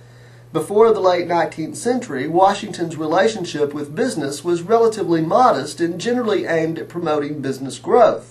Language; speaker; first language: English; native; English